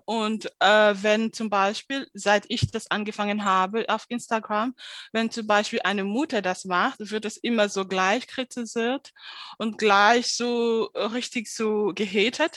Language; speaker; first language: German; non-native, fluent; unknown